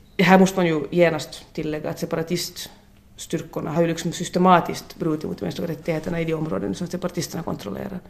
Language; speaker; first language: Swedish; native; Swedish